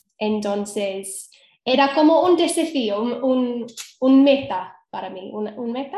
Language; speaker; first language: Spanish; non-native, fluent; English